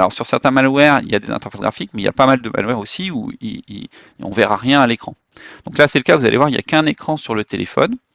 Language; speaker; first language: French; native; French